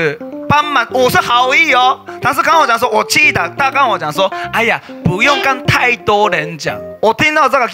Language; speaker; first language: Chinese; native; Chinese